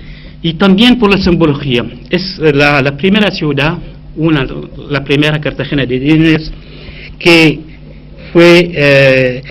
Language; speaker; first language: Spanish; non-native, fluent; Arabic